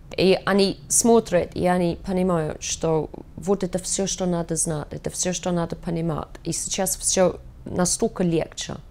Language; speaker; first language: Russian; non-native, fluent; English